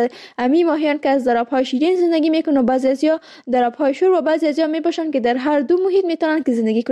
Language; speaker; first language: Persian; native; Persian